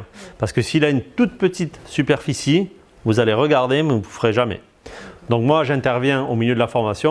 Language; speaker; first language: French; native; French